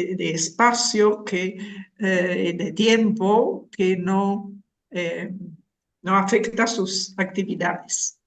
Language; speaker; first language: Spanish; non-native, fluent; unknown